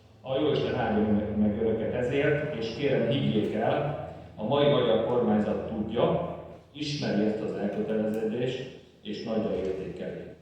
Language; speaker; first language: Hungarian; native; Hungarian